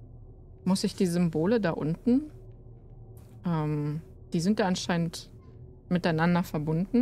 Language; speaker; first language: German; native; German